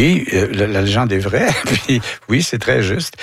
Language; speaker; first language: French; native; French